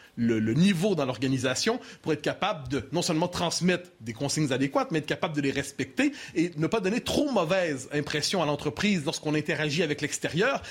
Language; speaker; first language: French; native; French